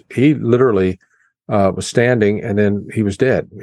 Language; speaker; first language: English; native; English